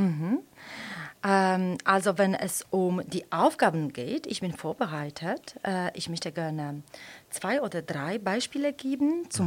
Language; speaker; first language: German; non-native, fluent; Polish